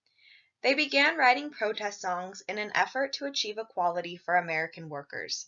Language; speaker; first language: English; native; English